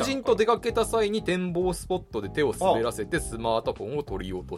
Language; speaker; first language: Japanese; native; Japanese